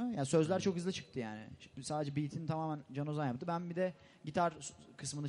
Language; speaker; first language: Turkish; native; Turkish